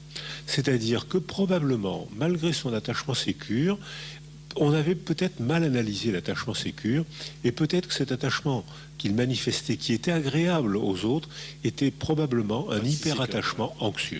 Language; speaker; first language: French; native; French